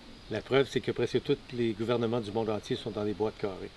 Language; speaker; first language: French; native; French